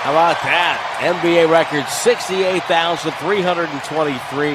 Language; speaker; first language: English; native; English